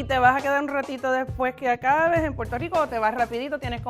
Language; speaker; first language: Spanish; native; Spanish